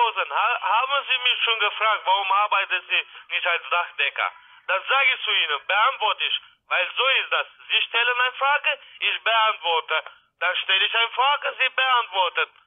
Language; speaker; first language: German; non-native, learner; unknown